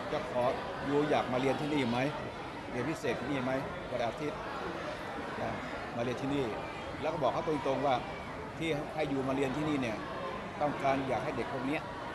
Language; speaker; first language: Thai; native; Thai